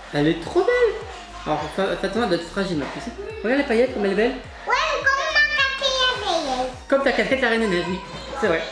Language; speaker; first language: French; native; French